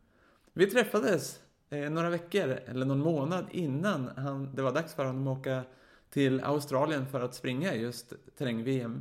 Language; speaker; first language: Swedish; native; Swedish